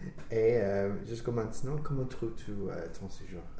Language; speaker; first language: French; non-native, fluent; English